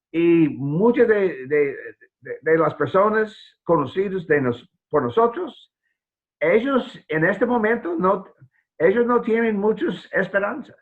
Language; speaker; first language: Spanish; non-native, fluent; English